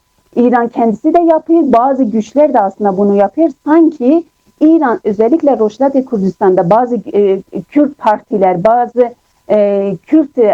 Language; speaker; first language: Turkish; non-native, fluent; Kurdish